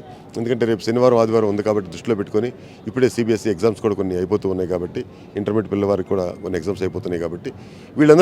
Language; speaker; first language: Telugu; native; Telugu